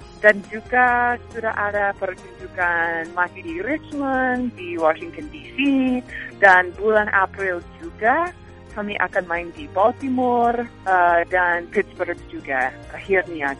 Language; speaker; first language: Indonesian; non-native, fluent; English